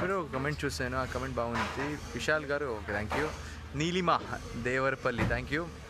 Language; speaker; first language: Telugu; non-native, learner; Arabic